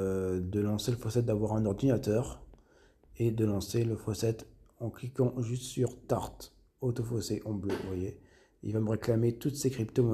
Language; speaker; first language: French; native; French